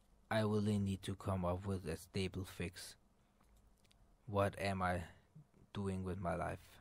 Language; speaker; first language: English; non-native, fluent; Danish